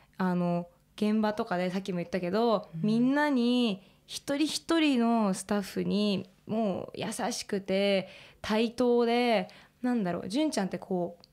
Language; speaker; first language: Japanese; native; Japanese